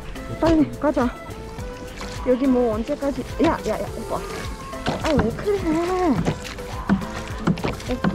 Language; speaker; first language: Korean; non-native, fluent; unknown